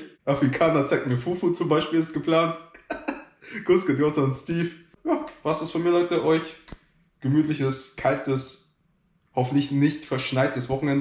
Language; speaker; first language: German; native; German